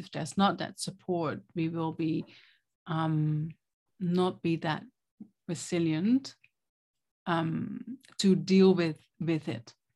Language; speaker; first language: English; non-native, fluent; Dutch